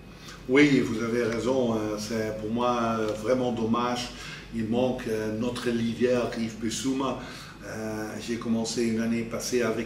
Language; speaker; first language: French; non-native, fluent; Dutch